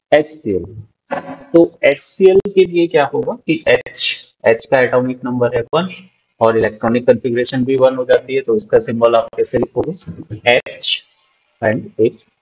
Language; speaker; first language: Hindi; native; Hindi